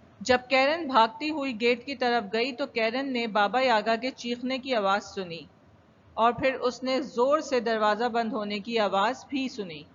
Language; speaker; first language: Urdu; native; Urdu